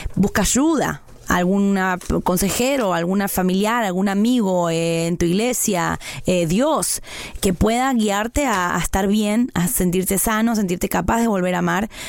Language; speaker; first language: Spanish; native; Spanish